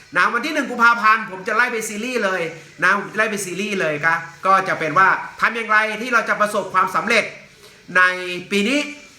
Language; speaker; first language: Thai; native; Thai